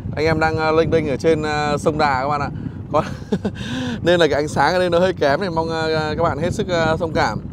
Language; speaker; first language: Vietnamese; native; Vietnamese